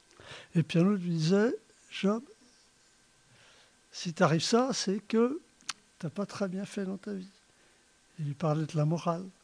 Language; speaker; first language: French; native; French